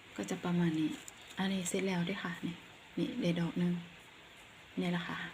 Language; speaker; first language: Thai; non-native, local second language; Northeastern Thai